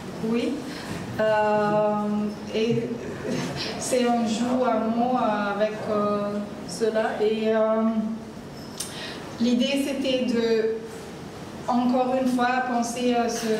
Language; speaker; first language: French; non-native, learner; Arabic